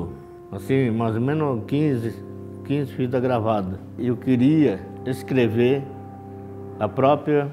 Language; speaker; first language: Portuguese; non-native, local second language; Yanomámi